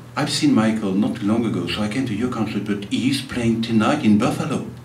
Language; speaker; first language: English; non-native, fluent; French